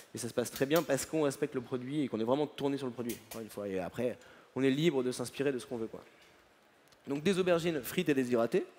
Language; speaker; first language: French; native; French